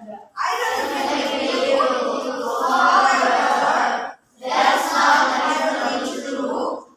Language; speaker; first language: English; non-native, learner; Indonesian